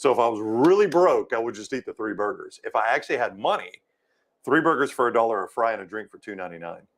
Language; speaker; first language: English; native; English